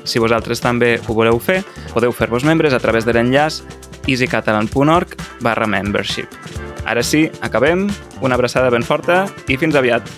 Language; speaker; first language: Catalan; native; Catalan